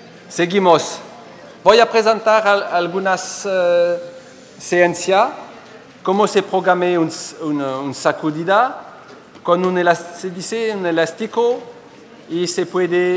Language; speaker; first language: Spanish; non-native, fluent; French